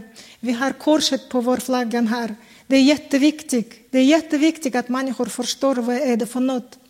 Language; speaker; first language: Swedish; non-native, fluent; Kazakh